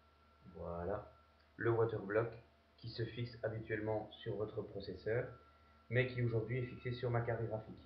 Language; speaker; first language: French; native; French